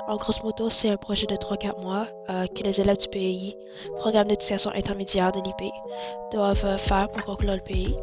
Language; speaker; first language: French; early bilingual, other home language; Chinese